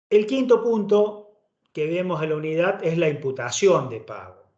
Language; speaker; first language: Spanish; native; Spanish